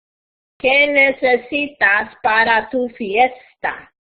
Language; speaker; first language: Spanish; non-native, fluent; English